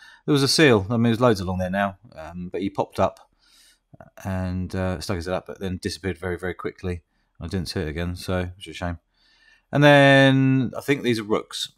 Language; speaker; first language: English; native; English